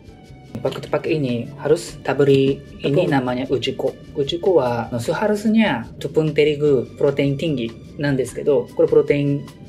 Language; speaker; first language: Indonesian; non-native, learner; Japanese